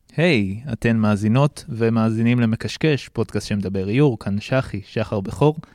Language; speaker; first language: Hebrew; native; Hebrew